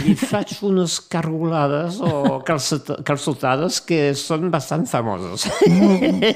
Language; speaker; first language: Catalan; non-native, local second language; French